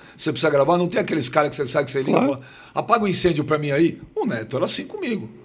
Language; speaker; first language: Portuguese; native; Portuguese